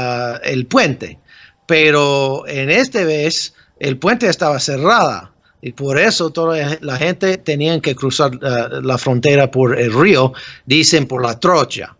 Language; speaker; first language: Spanish; non-native, fluent; English